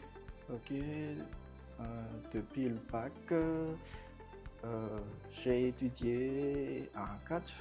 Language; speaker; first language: French; non-native, local second language; Malagasy